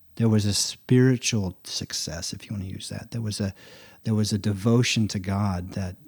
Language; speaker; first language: English; native; English